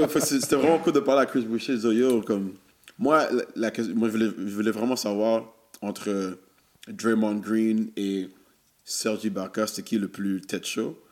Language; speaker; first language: French; non-native, local second language; English